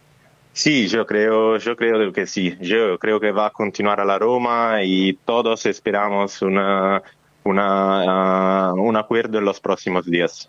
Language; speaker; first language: Spanish; non-native, fluent; Italian